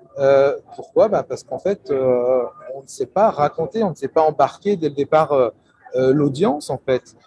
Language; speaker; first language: French; native; French